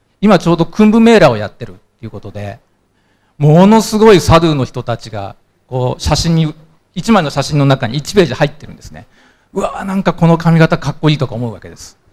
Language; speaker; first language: Japanese; native; Japanese